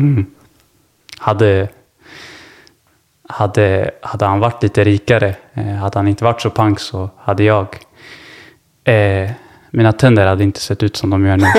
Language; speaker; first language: Swedish; early bilingual, other home language; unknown